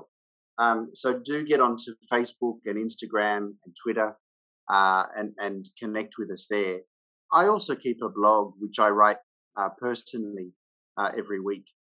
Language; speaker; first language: English; native; English